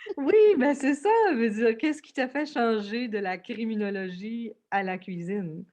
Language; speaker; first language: French; native; French